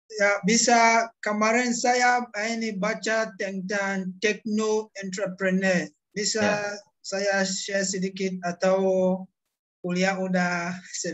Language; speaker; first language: Indonesian; non-native, learner; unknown